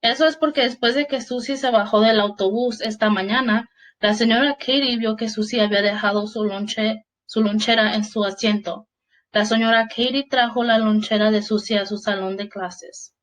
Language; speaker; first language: Spanish; early bilingual, heritage; Spanish